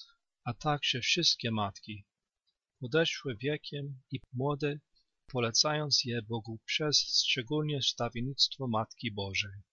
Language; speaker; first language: Polish; native; Polish